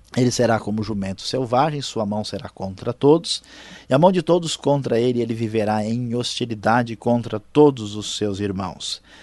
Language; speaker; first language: Portuguese; native; Portuguese